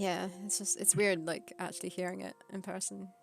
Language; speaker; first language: English; native; English